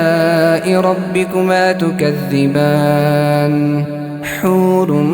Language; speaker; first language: Arabic; native; Arabic